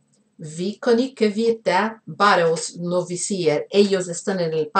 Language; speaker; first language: Norwegian; non-native, fluent; Portuguese